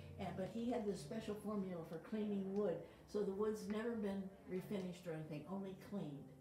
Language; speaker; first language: English; native; English